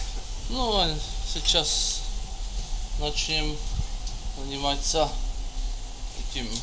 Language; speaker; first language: Russian; early bilingual, heritage; Russian